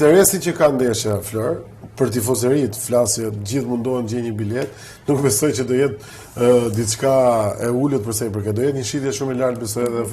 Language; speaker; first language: Albanian; native; Albanian